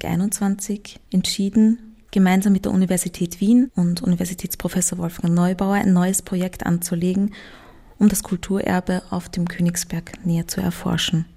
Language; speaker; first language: German; native; German